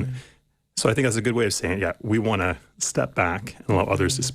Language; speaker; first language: English; native; English